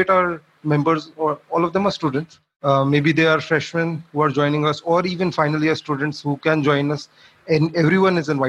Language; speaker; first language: English; non-native, local second language; Hindi